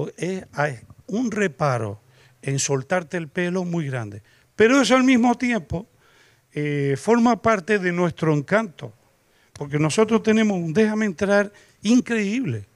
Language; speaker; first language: Spanish; native; Spanish